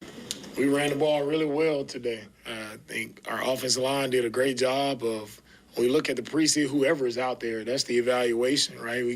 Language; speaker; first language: English; native; English